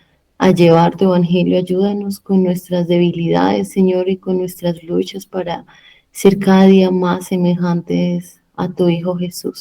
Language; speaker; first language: Spanish; native; Spanish